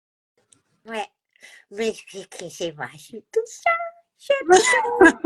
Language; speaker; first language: French; non-native, fluent; Spanish